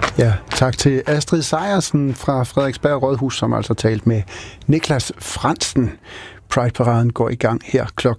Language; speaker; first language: Danish; native; Danish